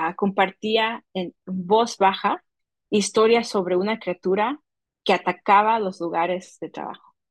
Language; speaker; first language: Spanish; early bilingual, heritage; Spanish